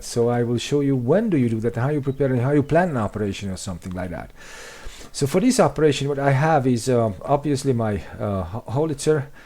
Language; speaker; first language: English; non-native, fluent; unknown